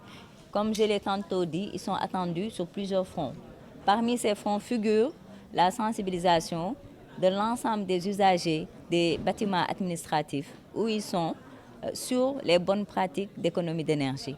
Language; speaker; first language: French; non-native, local second language; Wolof